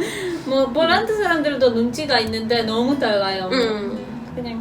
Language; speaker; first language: Korean; non-native, fluent; Polish